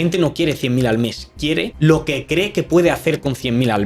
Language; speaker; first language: Spanish; native; Spanish